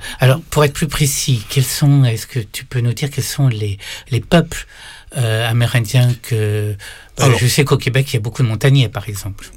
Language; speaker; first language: French; native; French